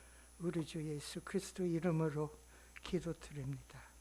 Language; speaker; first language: Korean; non-native, learner; English